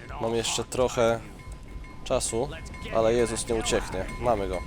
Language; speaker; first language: Polish; native; Polish